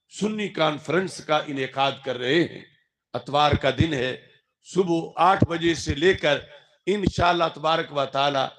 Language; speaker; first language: Urdu; non-native, local second language; Punjabi